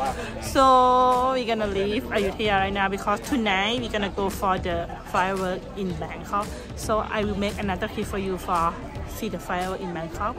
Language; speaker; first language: English; non-native, learner; Thai